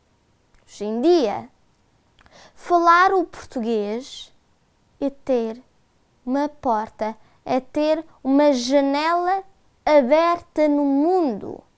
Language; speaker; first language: Portuguese; early bilingual, heritage; Portuguese